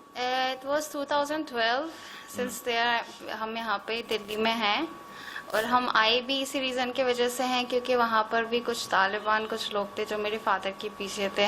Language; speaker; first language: Hindi; early bilingual, other home language; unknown